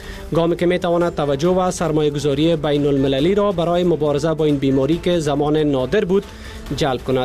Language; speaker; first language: Persian; native; Persian